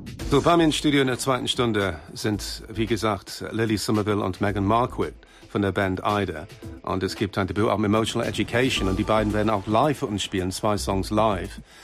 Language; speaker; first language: German; non-native, fluent; English